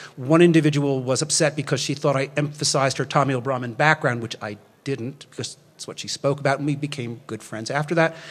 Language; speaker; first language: English; native; English